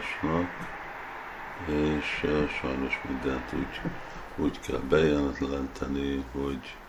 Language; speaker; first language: Hungarian; early bilingual, heritage; Hungarian